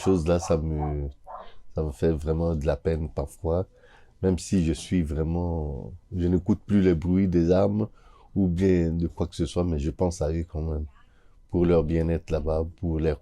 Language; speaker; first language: French; non-native, local second language; Sango